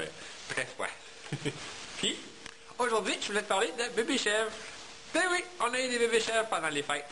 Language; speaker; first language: French; native; French